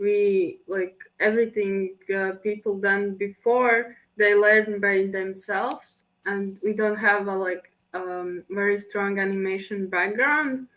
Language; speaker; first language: English; non-native, fluent; Latvian